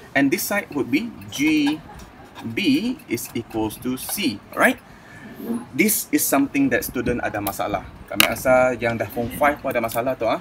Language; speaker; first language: English; non-native, local second language; Malay